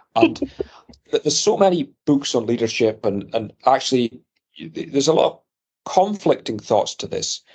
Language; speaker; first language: English; native; English